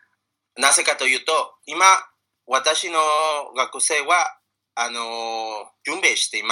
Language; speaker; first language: Japanese; non-native, fluent; Spanish